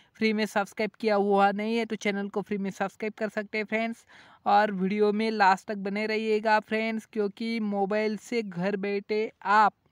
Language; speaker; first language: Hindi; non-native, local second language; Marathi